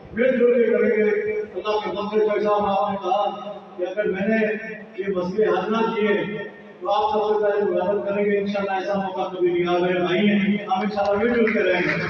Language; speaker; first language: Urdu; non-native, local second language; Pahari-Potwari